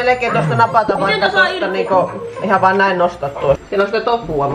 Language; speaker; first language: Finnish; native; Finnish